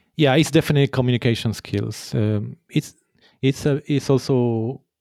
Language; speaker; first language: English; non-native, fluent; Spanish